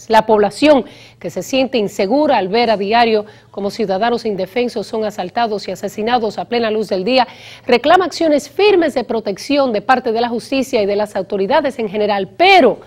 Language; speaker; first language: Spanish; native; Spanish